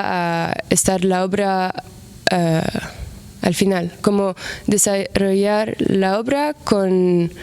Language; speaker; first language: Spanish; non-native, fluent; Arabic